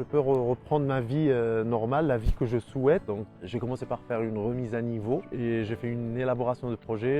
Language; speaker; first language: French; non-native, local second language; Arabic